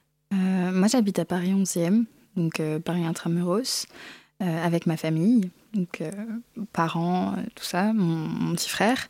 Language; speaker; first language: French; native; French